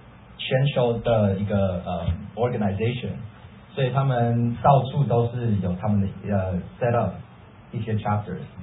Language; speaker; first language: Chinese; early bilingual, heritage; Chinese